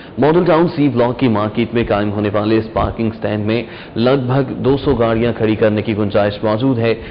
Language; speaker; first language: Urdu; non-native, local second language; Punjabi